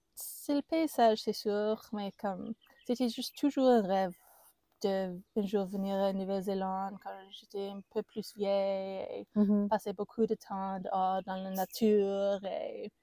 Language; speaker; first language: French; non-native, learner; English